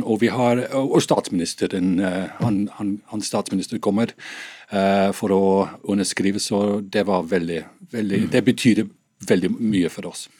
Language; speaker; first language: Norwegian; non-native, fluent; English